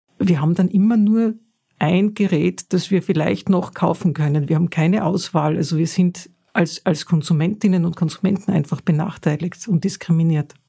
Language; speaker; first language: German; native; German